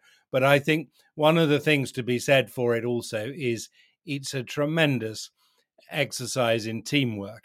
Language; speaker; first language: English; native; English